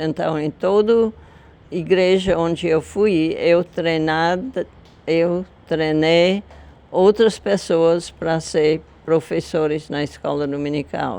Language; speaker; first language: Portuguese; non-native, fluent; English